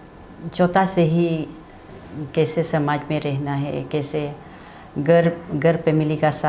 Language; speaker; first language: Hindi; non-native, local second language; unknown